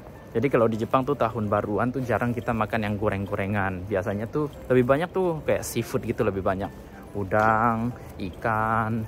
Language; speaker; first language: Indonesian; native; Indonesian